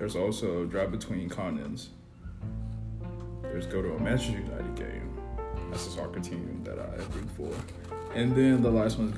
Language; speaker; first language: English; non-native, local second language; Yoruba